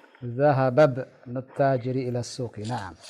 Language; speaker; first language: Arabic; non-native, fluent; Indonesian